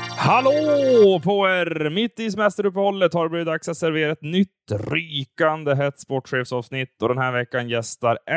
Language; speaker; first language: Swedish; native; Swedish